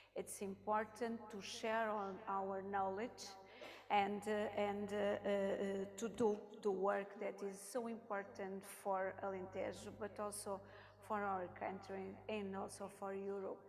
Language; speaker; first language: English; non-native, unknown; Portuguese